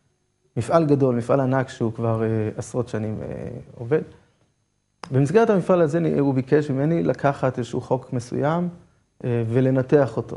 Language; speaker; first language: Hebrew; native; Hebrew